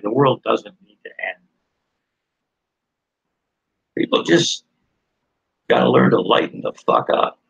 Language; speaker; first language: English; native; English